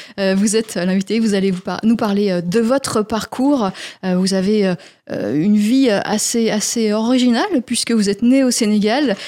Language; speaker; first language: French; native; French